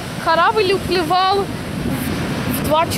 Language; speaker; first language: Russian; early bilingual, heritage; Russian